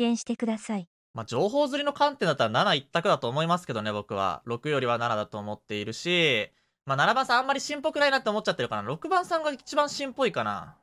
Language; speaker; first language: Japanese; native; Japanese